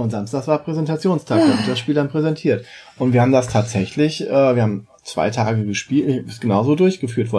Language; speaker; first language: German; native; German